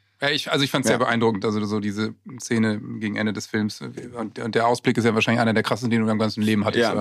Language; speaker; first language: German; native; German